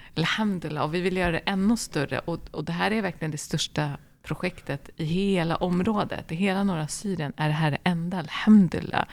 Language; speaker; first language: Swedish; early bilingual, other home language; Arabic